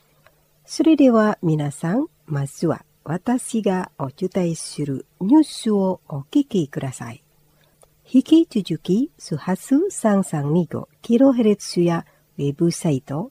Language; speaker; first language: Japanese; non-native, fluent; Indonesian